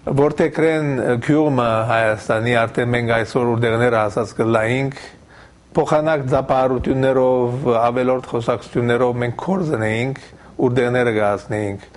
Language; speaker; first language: Armenian; early bilingual, heritage; Armenian